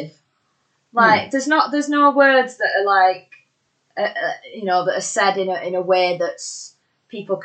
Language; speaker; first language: English; native; English